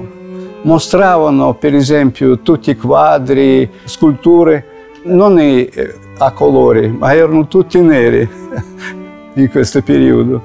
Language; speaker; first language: Italian; non-native, fluent; Russian